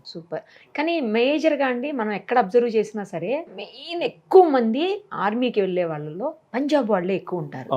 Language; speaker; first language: Telugu; native; Telugu